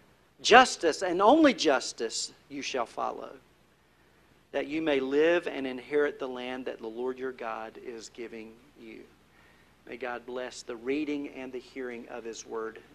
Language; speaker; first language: English; native; English